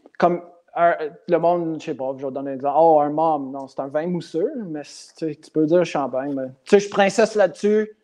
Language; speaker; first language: French; non-native, local second language; English